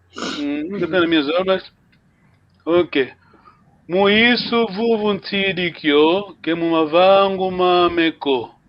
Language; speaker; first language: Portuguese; non-native, local second language; Kongo